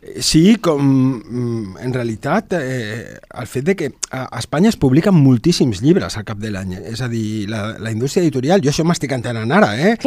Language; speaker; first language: Catalan; non-native, local second language; Spanish